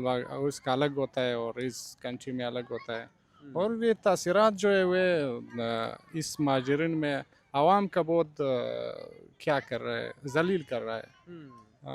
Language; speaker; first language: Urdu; non-native, learner; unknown